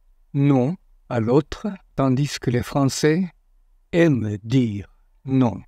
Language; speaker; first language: French; non-native, fluent; Japanese